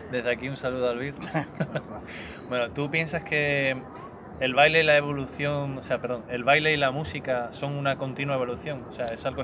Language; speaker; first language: Spanish; native; Spanish